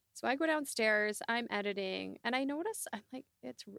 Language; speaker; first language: English; native; English